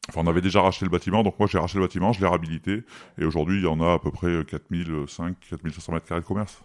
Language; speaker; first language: French; native; French